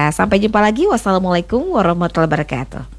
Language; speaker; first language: Indonesian; native; Indonesian